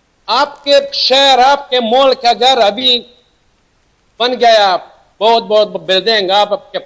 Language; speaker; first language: Hindi; non-native, learner; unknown